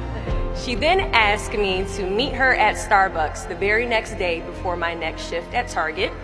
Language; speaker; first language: English; native; English